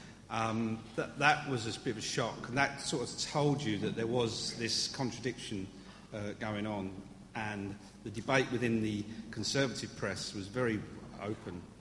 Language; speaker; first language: English; native; English